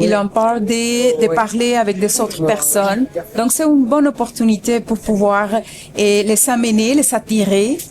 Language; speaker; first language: French; non-native, fluent; Spanish